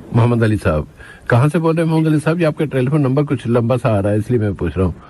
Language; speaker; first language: Urdu; native; Urdu